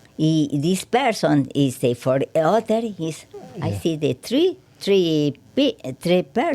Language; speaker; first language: English; non-native, learner; Spanish